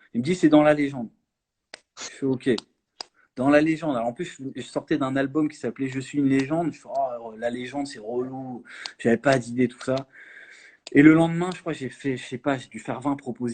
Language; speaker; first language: French; native; French